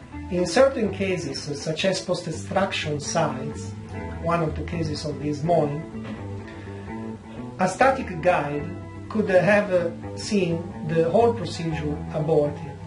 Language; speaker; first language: English; non-native, fluent; Italian